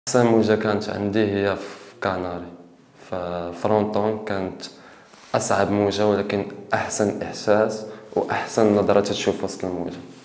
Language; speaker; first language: Arabic; native; Arabic